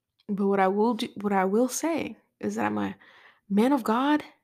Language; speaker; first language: English; early bilingual, other home language; Spanish